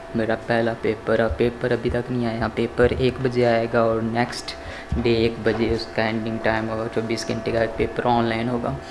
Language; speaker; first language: Urdu; non-native, local second language; Punjabi